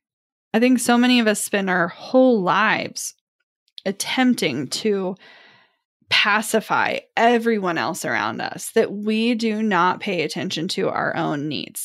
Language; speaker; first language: English; native; English